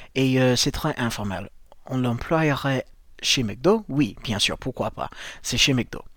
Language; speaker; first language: French; non-native, fluent; English